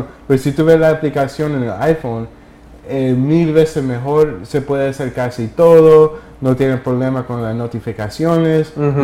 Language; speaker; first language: Spanish; early bilingual, heritage; English